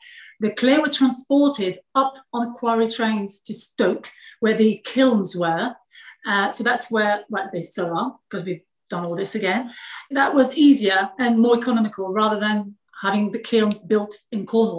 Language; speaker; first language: English; non-native, fluent; French